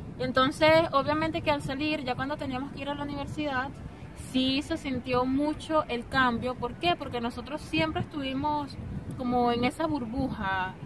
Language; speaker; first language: Spanish; native; Spanish